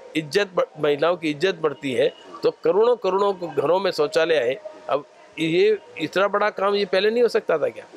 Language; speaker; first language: Hindi; native; Hindi